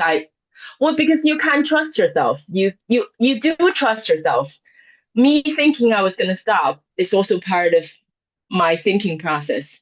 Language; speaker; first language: English; non-native, fluent; Chinese